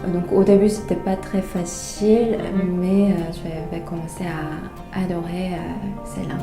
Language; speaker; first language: French; non-native, fluent; Korean